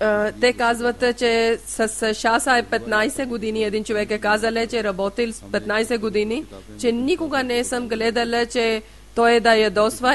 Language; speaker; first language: Bulgarian; non-native, learner; Urdu